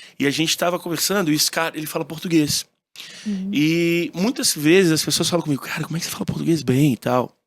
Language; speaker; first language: Portuguese; early bilingual, heritage; Portuguese